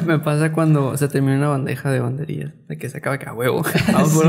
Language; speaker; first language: Spanish; native; Spanish